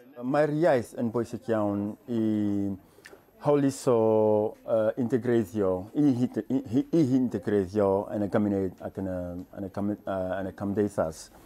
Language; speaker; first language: Welsh; non-native, learner; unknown